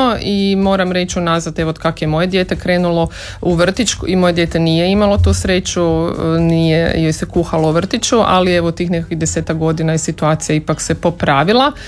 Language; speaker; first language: Serbian; native; Serbian